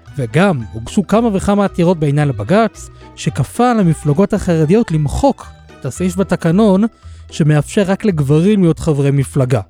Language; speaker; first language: Hebrew; native; Hebrew